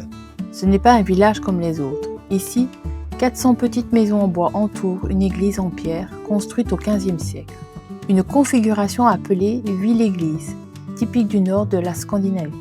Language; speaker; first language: French; native; French